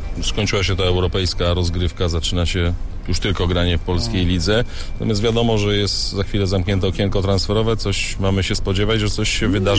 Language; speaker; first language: Polish; native; Polish